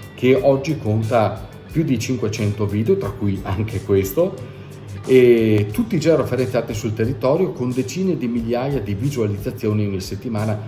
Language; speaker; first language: Italian; native; Italian